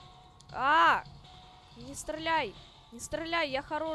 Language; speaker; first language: Russian; native; Russian